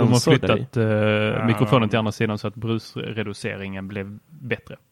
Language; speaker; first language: Swedish; native; Swedish